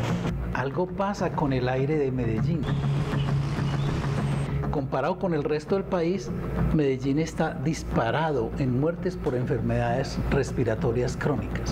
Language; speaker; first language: Spanish; native; Spanish